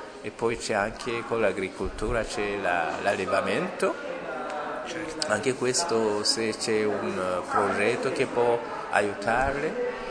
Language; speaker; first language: Italian; non-native, fluent; Rundi